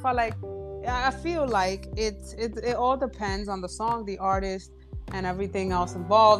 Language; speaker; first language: English; early bilingual, other home language; Spanish